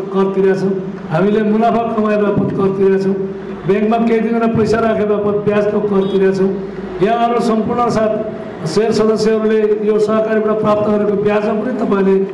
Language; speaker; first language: Nepali; native; Nepali